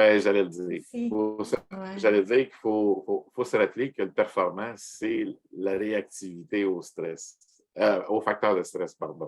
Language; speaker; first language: French; native; French